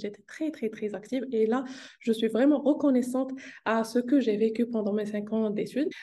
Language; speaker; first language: French; non-native, local second language; Arabic